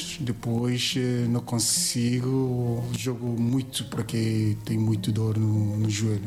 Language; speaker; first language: Portuguese; non-native, learner; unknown